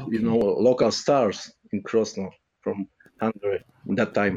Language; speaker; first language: English; non-native, fluent; Polish